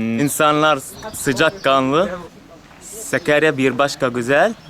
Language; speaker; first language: Turkish; non-native, learner; Arabic